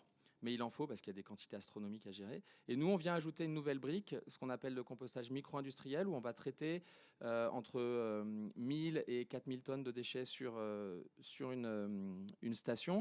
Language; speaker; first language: French; native; French